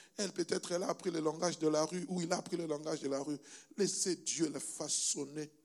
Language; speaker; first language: French; non-native, local second language; Luba-Lulua